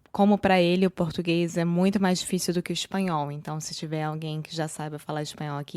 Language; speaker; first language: Portuguese; native; Portuguese